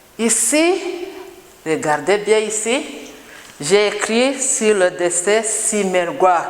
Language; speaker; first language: French; non-native, local second language; Kinyarwanda